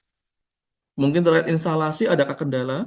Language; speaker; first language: Indonesian; native; Indonesian